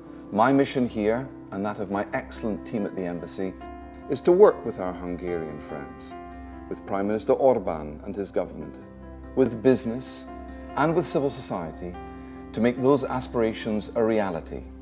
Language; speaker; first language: English; native; English